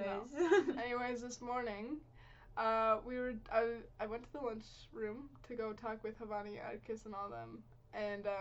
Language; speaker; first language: English; native; English